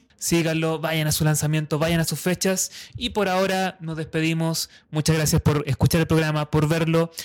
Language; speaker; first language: Spanish; native; Spanish